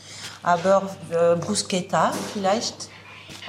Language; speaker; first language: German; non-native, learner; French